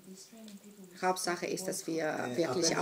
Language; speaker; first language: German; non-native, fluent; Greek